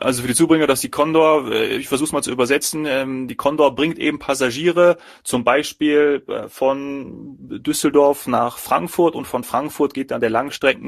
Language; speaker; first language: German; native; German